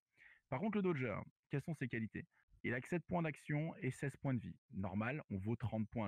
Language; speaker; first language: French; native; French